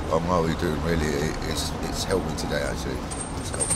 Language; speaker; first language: English; native; English